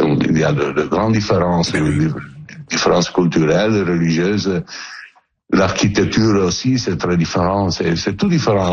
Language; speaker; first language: French; non-native, learner; Italian